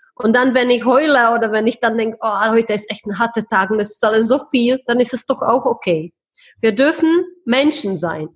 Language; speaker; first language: German; non-native, fluent; Czech